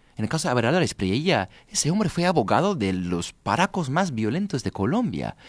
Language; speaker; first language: Spanish; non-native, fluent; English